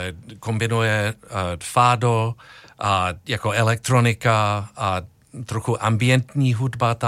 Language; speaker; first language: Czech; non-native, learner; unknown